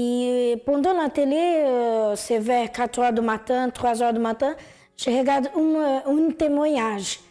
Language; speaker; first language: French; non-native, learner; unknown